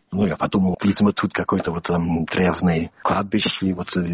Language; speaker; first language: Russian; non-native, fluent; English